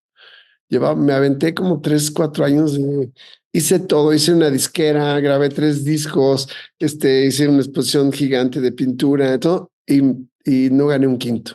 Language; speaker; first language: Spanish; native; Spanish